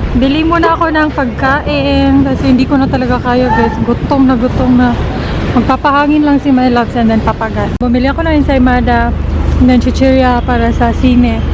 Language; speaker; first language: Filipino; non-native, local second language; Cebuano